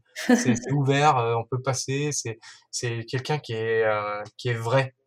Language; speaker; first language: French; native; French